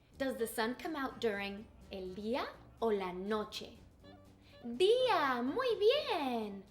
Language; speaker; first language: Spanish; non-native, fluent; English